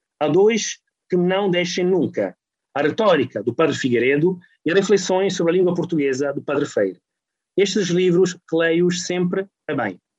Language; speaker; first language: Portuguese; non-native, fluent; Italian